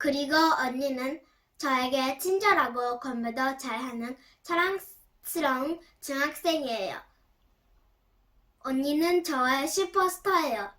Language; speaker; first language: Korean; early bilingual, heritage; Korean